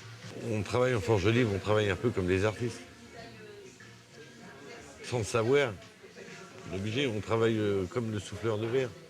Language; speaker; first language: French; native; French